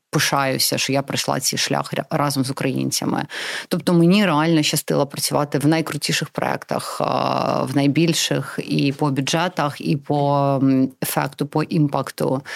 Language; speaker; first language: Ukrainian; non-native, local second language; Russian